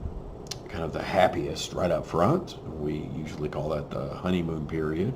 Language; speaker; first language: English; native; English